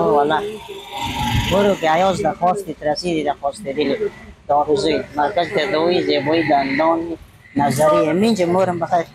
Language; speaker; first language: Persian; non-native, local second language; Hazaragi